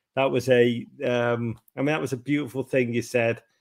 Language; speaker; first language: English; native; English